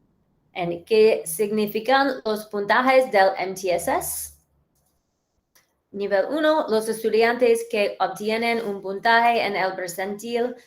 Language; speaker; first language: Spanish; early bilingual, heritage; English